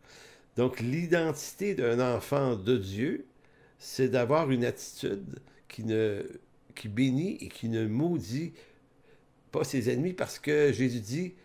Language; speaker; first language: French; native; French